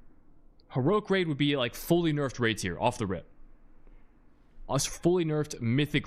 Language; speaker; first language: English; native; English